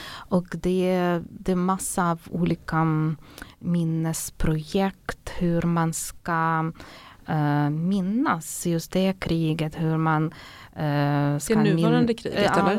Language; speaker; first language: Swedish; non-native, fluent; Ukrainian